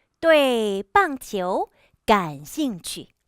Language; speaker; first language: Chinese; non-native, fluent; Korean